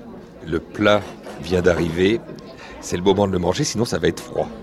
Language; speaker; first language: French; native; French